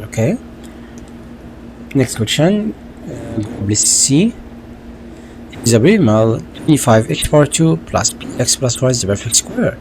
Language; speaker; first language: English; non-native, local second language; Arabic